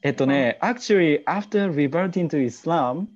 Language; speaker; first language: English; non-native, learner; Japanese